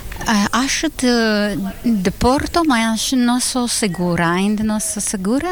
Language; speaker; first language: Portuguese; non-native, learner; Hebrew